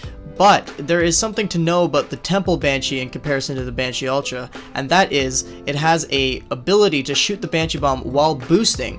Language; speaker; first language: English; native; English